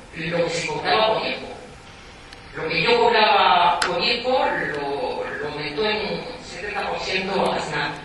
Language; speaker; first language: Spanish; non-native, fluent; French